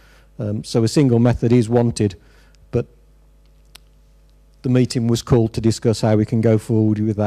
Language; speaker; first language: English; native; English